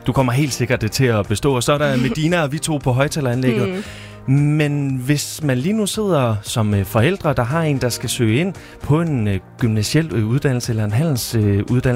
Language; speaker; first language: Danish; native; Danish